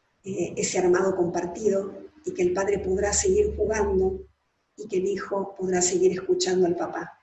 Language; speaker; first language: Spanish; native; Spanish